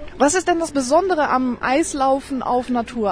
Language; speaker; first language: German; native; German